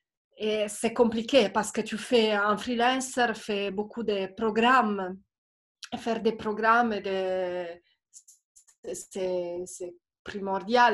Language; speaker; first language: French; non-native, fluent; Italian